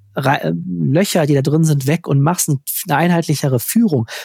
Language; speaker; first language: German; native; German